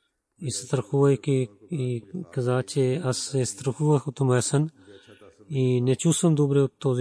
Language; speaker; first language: Bulgarian; non-native, learner; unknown